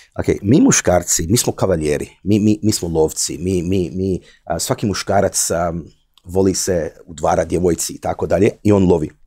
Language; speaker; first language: Croatian; early bilingual, heritage; Croatian